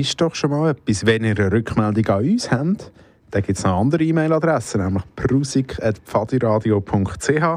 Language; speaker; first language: German; native; German